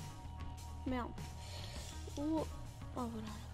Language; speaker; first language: French; native; French